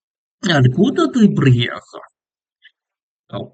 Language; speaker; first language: Russian; non-native, learner; English